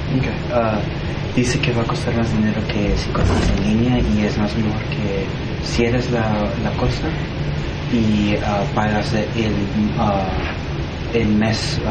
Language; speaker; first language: Spanish; early bilingual, heritage; Spanish